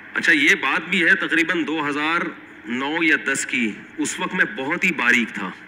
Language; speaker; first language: Urdu; native; Urdu